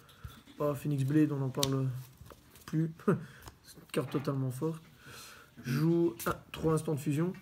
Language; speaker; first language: French; native; French